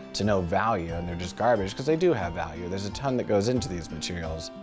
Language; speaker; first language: English; native; English